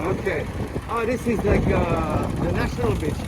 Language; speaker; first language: English; non-native, learner; French